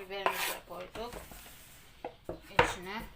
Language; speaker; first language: Turkish; native; Turkish